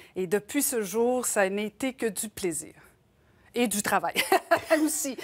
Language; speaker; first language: French; native; French